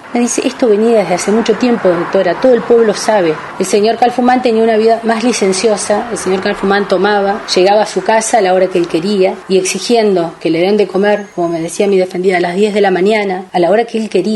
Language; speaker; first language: Spanish; native; Spanish